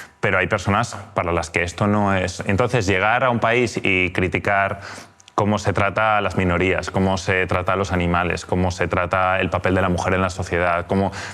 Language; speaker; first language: Spanish; native; Spanish